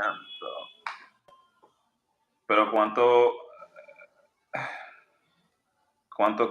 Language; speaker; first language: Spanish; non-native, learner; English